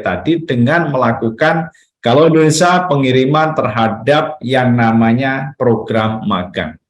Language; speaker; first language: Indonesian; native; Indonesian